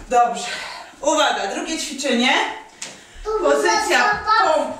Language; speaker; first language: Polish; native; Polish